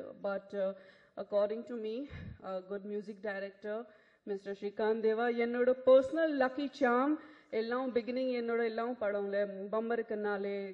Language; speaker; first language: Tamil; non-native, learner; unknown